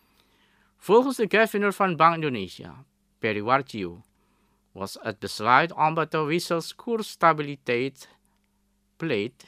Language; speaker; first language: Dutch; non-native, fluent; Indonesian